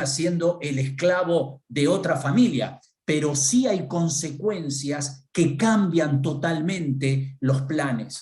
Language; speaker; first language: Spanish; native; Spanish